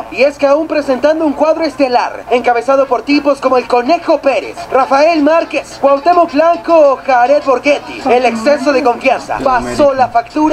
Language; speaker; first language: Spanish; native; Spanish